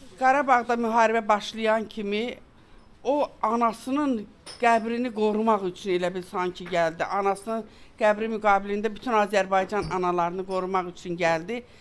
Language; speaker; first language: Azerbaijani; native; Azerbaijani